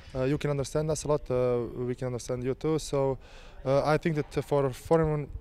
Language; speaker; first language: English; non-native, fluent; Serbian